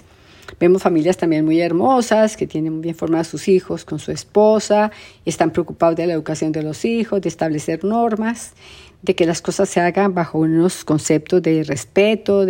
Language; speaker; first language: Spanish; native; Spanish